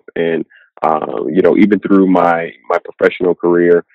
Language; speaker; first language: English; native; English